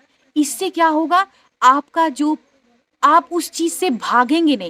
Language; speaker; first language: Hindi; native; Hindi